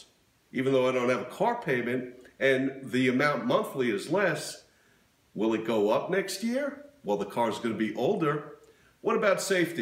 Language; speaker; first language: English; native; English